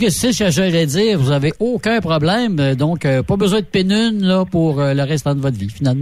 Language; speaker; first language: French; native; French